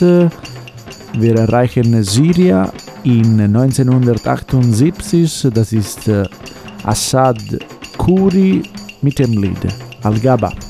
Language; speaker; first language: German; non-native, learner; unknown